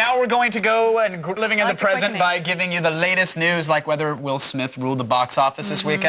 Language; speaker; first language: English; native; English